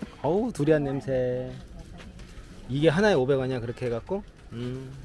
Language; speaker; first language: Korean; native; Korean